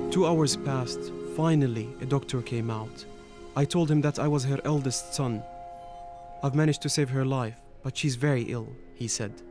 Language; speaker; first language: English; non-native, fluent; Burmese